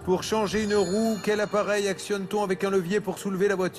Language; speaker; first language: French; native; French